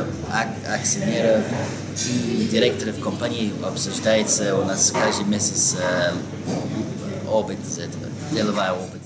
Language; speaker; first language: Russian; non-native, fluent; English